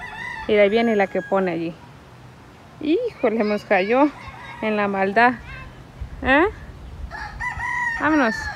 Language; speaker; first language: Spanish; native; Spanish